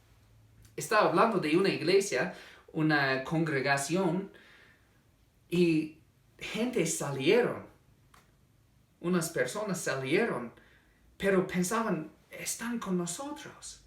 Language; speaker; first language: Spanish; non-native, fluent; English